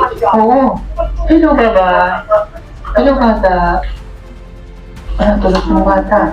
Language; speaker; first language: Filipino; non-native, local second language; Cebuano